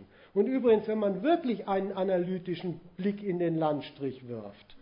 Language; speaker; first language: German; native; German